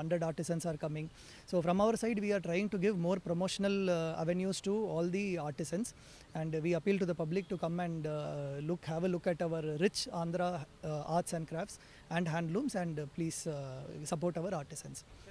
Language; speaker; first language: English; non-native, local second language; Telugu